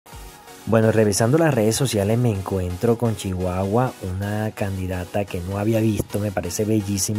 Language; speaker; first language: Spanish; native; Spanish